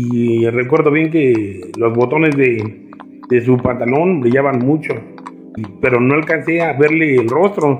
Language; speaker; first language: Spanish; native; Spanish